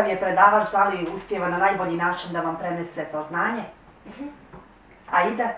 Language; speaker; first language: Croatian; native; Croatian